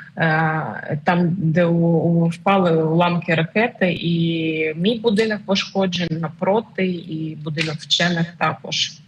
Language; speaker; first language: Ukrainian; non-native, local second language; Russian